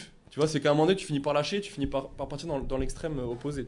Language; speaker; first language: French; native; French